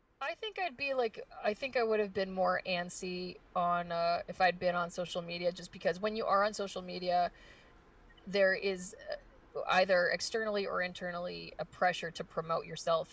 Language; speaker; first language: English; early bilingual, other home language; Spanish